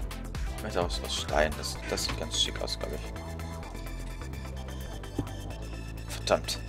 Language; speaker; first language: German; native; German